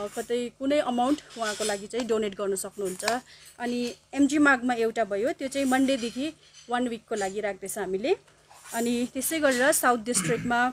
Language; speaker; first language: Nepali; native; Nepali